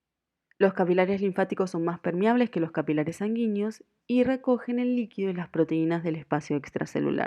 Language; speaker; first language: Spanish; native; Spanish